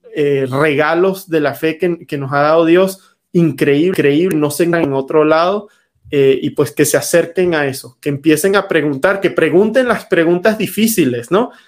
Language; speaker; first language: Spanish; native; Spanish